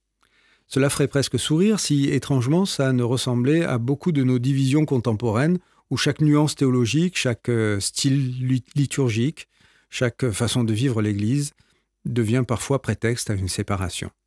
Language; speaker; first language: French; native; French